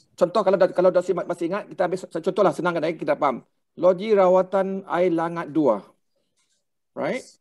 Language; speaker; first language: Malay; non-native, local second language; Thai